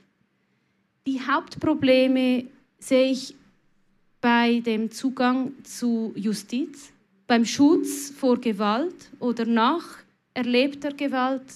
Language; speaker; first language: German; native; German